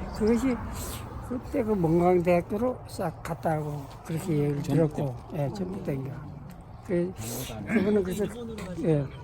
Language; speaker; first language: Korean; native; Korean